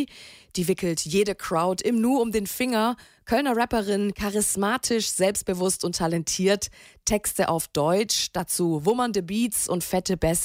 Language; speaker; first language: German; native; German